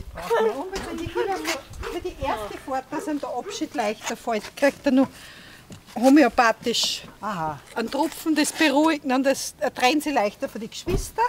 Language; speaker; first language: German; native; German